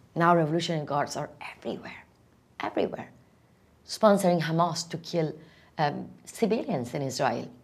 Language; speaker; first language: English; non-native, fluent; Persian